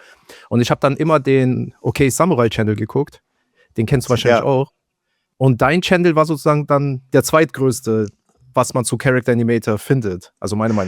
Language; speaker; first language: German; native; German